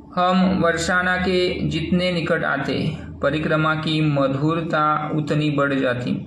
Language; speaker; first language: Hindi; non-native, local second language; Marathi